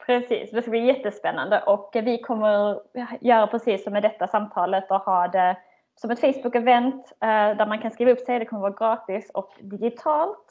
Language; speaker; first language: Swedish; native; Swedish